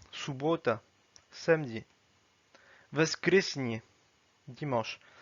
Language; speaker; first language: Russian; non-native, fluent; French